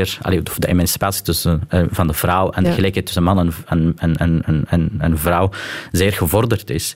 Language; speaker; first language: Dutch; non-native, local second language; Arabic